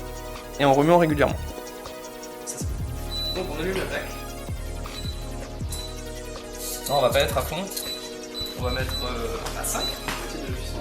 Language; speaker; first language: French; native; French